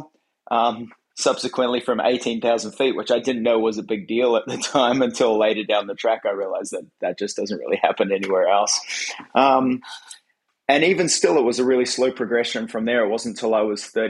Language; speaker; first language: English; native; English